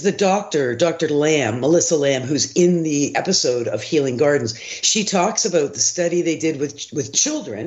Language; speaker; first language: English; native; English